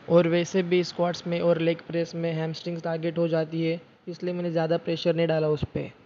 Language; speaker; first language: Hindi; non-native, local second language; Marathi